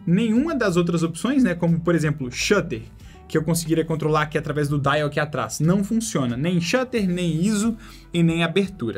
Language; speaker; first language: Portuguese; native; Portuguese